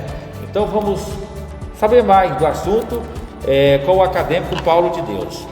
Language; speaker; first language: Portuguese; native; Portuguese